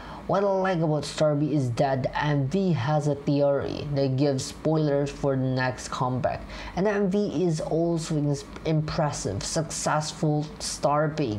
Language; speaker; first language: English; non-native, fluent; Indonesian